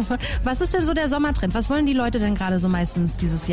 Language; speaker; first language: German; native; German